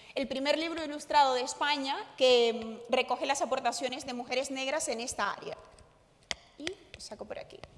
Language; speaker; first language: Spanish; native; Spanish